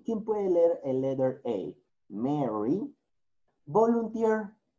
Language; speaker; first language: Spanish; native; Spanish